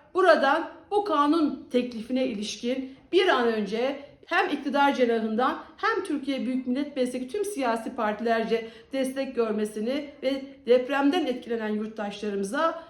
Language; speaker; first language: Turkish; native; Turkish